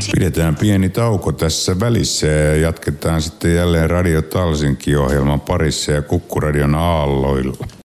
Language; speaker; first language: Finnish; native; Finnish